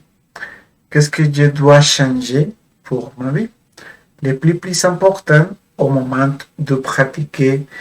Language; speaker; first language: French; non-native, fluent; Spanish